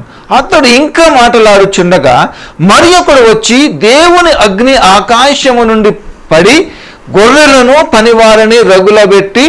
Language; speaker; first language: Telugu; native; Telugu